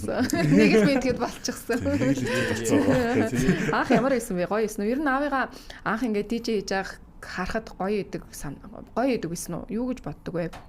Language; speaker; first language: Mongolian; native; Mongolian